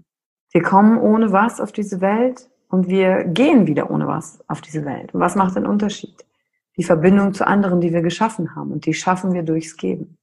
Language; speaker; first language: German; native; German